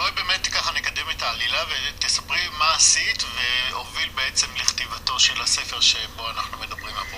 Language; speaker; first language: Hebrew; native; Hebrew